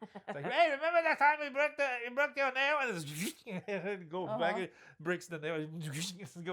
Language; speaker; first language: English; non-native, fluent; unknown